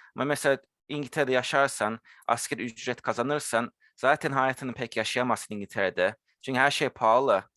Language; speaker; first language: Turkish; early bilingual, heritage; Turkish